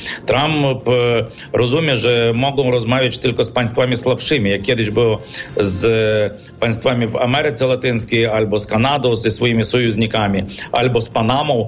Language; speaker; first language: Polish; non-native, fluent; Ukrainian